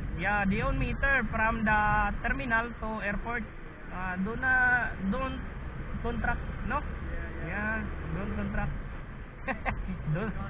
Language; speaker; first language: English; non-native, learner; Arabic